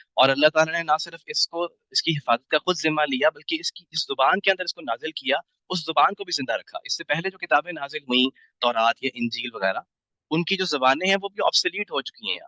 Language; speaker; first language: Urdu; native; Urdu